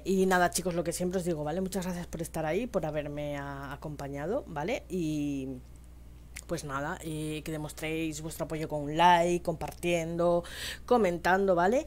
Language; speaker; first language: Spanish; native; Spanish